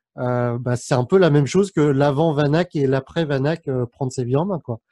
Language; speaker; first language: French; native; French